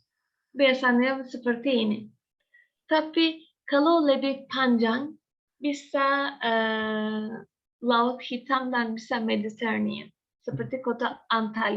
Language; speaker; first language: Indonesian; non-native, learner; Turkish